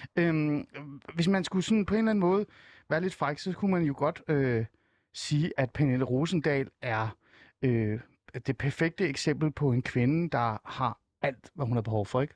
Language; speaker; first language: Danish; early bilingual, other home language; Persian